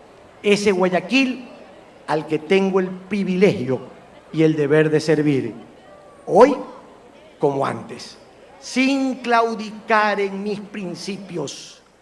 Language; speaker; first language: Spanish; native; Spanish